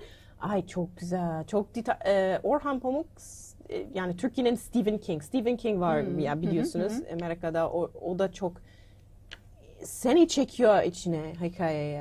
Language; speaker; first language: Turkish; non-native, learner; English